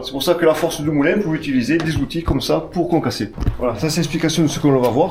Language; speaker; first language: French; native; French